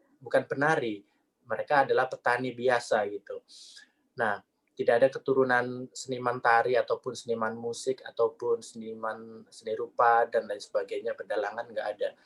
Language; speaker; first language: Indonesian; non-native, local second language; Javanese